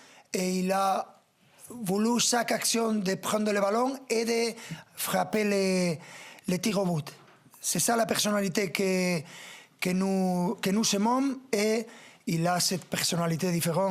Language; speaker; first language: French; non-native, fluent; Spanish